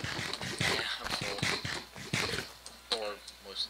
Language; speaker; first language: English; native; English